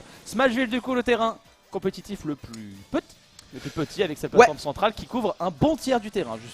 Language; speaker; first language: French; native; French